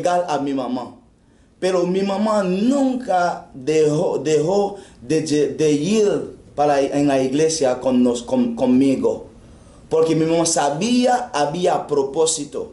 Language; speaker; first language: Spanish; non-native, fluent; Haitian Creole